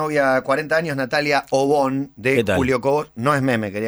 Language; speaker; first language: Spanish; native; Spanish